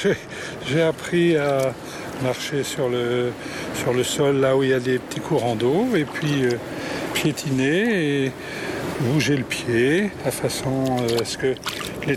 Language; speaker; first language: French; native; French